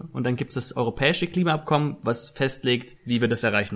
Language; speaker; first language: German; native; German